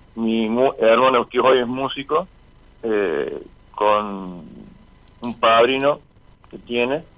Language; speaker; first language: Spanish; native; Spanish